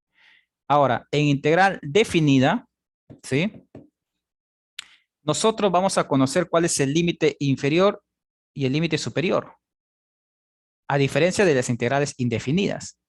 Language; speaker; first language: Spanish; native; Spanish